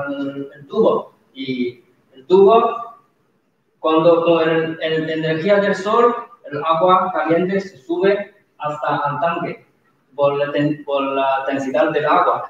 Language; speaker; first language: Spanish; non-native, learner; Chinese